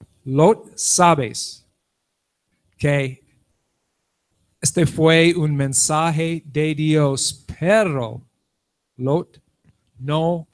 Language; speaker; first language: Spanish; non-native, learner; English